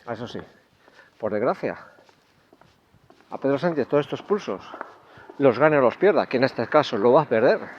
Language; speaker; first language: Spanish; native; Spanish